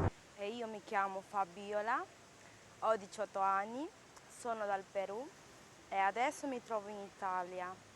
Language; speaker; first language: Italian; non-native, learner; Spanish